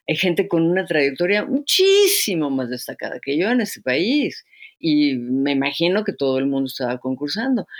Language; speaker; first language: Spanish; native; Spanish